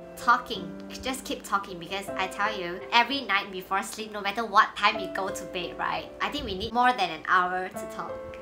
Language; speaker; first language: English; non-native, local second language; Chinese